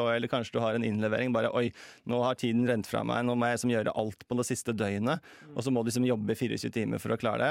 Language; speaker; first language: Norwegian; native; Norwegian